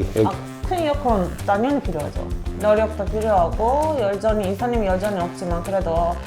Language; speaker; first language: Korean; non-native, fluent; Turkish